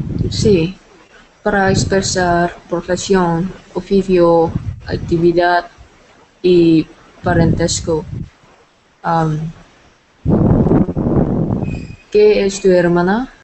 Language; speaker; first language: Spanish; non-native, learner; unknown